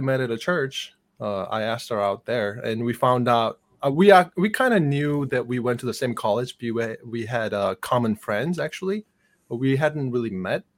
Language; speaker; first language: English; non-native, fluent; Korean